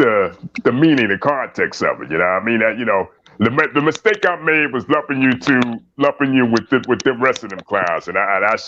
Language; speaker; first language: English; native; English